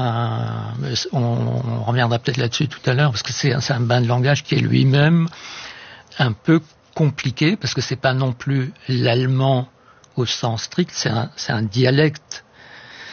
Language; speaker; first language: French; non-native, local second language; Swiss German